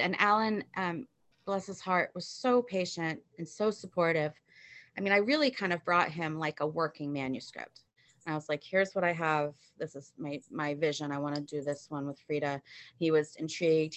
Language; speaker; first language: English; native; English